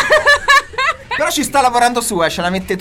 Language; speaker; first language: Italian; native; Italian